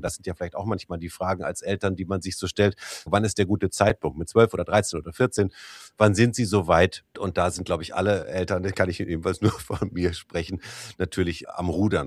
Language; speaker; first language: German; native; German